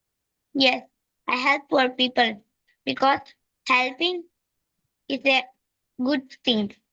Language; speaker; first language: English; non-native, learner; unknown